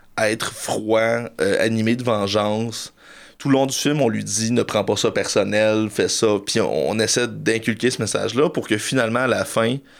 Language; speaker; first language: French; native; French